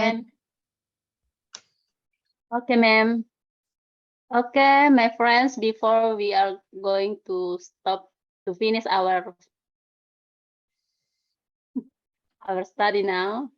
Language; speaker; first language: English; non-native, learner; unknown